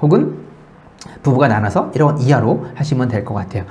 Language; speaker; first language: Korean; native; Korean